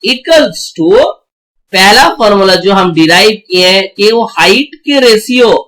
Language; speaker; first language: Hindi; non-native, local second language; Bangla